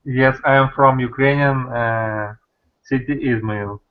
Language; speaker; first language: English; non-native, learner; Russian